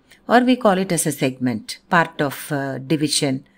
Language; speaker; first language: English; non-native, local second language; Tamil